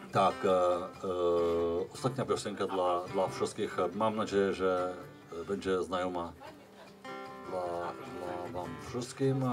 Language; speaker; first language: Polish; non-native, learner; Czech